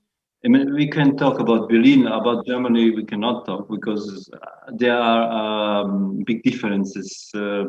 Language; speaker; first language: English; non-native, fluent; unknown